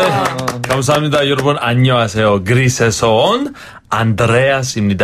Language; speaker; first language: Korean; non-native, fluent; Greek